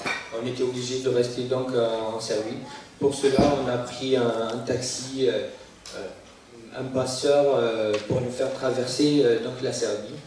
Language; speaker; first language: French; non-native, fluent; Arabic